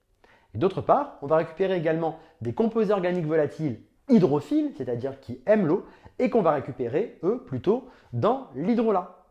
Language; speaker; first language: French; native; French